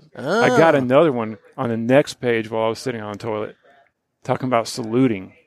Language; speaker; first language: English; early bilingual, other home language; Polish